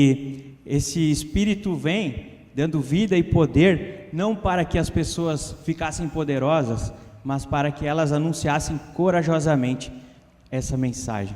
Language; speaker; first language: Portuguese; native; Portuguese